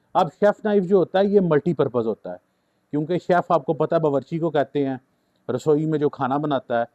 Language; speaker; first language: Urdu; native; Urdu